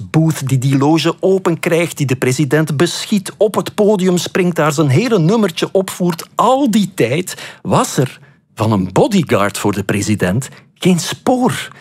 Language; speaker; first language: Dutch; native; Dutch